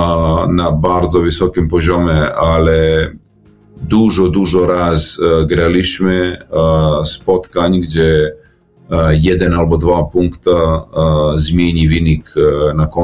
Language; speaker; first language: Polish; non-native, learner; Serbian